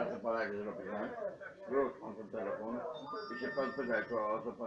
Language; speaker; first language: Polish; native; Polish